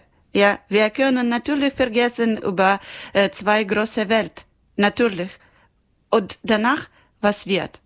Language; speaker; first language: German; non-native, learner; Ukrainian